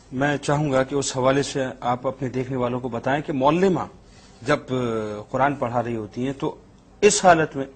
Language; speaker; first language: Urdu; native; Urdu